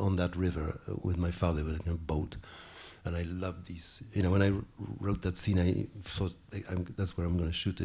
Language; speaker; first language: English; non-native, fluent; Polish